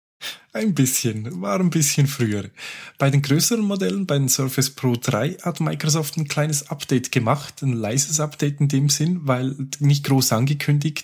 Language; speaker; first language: German; native; German